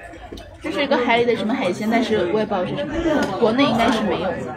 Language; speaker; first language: Chinese; native; Chinese